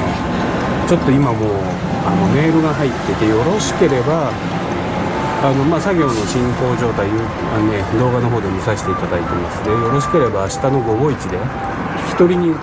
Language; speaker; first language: Japanese; native; Japanese